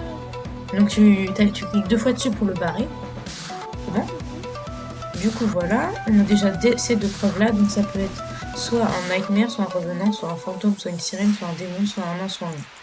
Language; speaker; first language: French; native; French